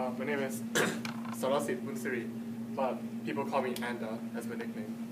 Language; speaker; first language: English; non-native, fluent; Thai